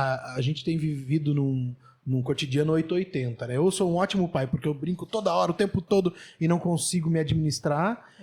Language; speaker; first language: Portuguese; native; Portuguese